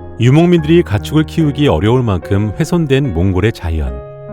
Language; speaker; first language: Korean; native; Korean